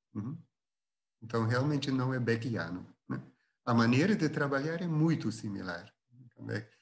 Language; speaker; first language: Portuguese; non-native, fluent; Dutch